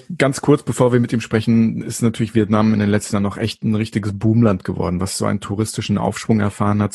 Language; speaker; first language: German; native; German